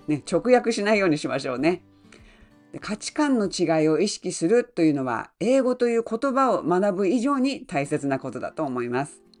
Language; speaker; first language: Japanese; native; Japanese